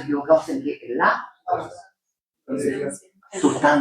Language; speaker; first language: Spanish; native; Spanish